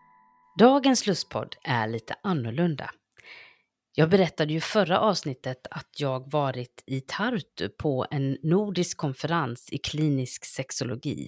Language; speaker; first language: Swedish; native; Swedish